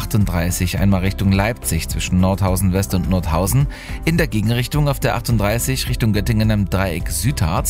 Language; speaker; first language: German; native; German